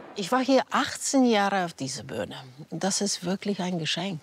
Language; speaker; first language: German; non-native, fluent; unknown